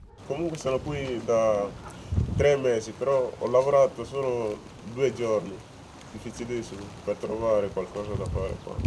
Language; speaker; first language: Italian; non-native, learner; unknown